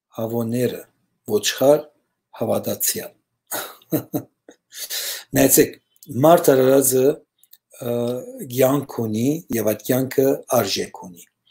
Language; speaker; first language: Armenian; early bilingual, heritage; Armenian